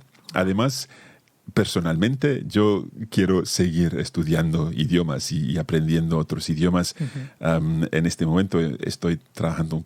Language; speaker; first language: Spanish; non-native, fluent; English